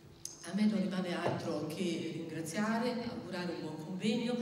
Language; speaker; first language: Italian; native; Italian